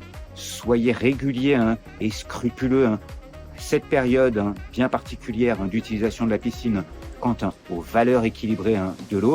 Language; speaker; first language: French; native; French